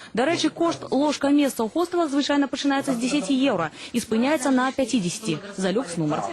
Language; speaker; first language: Belarusian; native; Belarusian